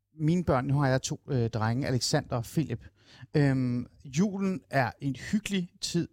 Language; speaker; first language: Danish; native; Danish